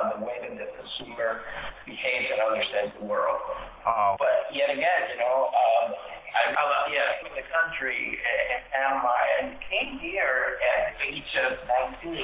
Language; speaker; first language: English; non-native, fluent; Spanish